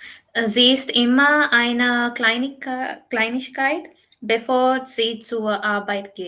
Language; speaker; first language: German; non-native, learner; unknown